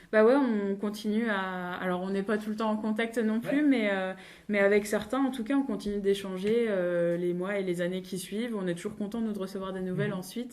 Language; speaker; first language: French; native; French